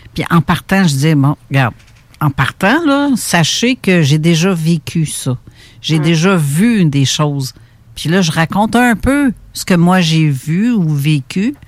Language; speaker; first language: French; native; French